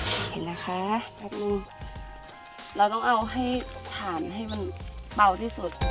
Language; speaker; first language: Thai; native; Thai